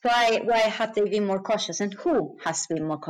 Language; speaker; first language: English; non-native, fluent; Spanish